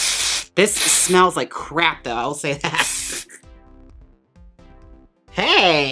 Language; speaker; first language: English; native; English